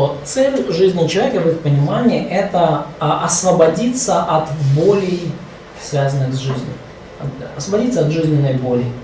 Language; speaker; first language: Russian; native; Russian